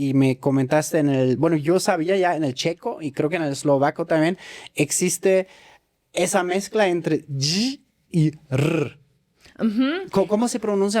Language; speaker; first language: Spanish; native; Spanish